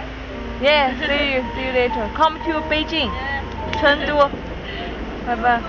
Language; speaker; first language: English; non-native, learner; Korean